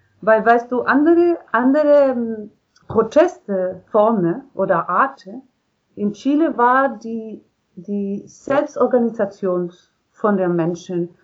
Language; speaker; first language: German; non-native, learner; Spanish